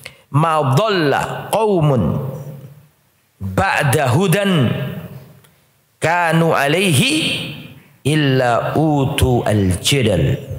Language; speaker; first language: Arabic; non-native, fluent; Indonesian